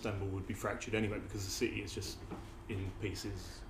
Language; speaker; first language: English; native; English